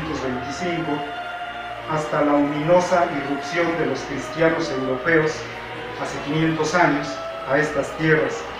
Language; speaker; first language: Spanish; native; Spanish